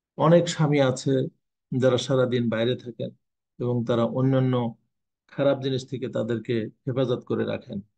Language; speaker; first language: Bangla; native; Bangla